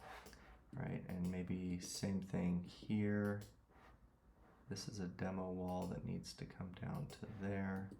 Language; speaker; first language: English; native; English